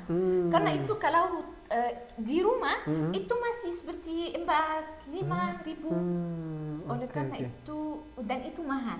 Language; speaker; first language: Indonesian; non-native, learner; Arabic